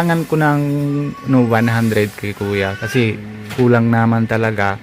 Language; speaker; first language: Filipino; non-native, fluent; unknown